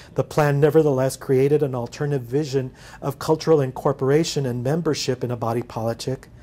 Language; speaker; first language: English; native; English